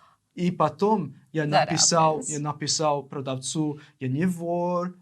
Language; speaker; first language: Russian; non-native, learner; English